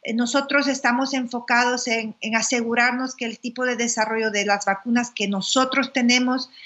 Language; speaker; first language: Spanish; native; Spanish